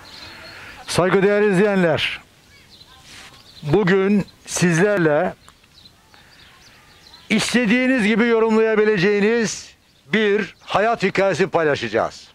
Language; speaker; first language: Turkish; native; Turkish